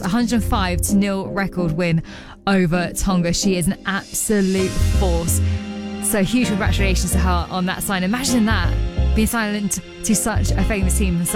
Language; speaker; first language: English; native; English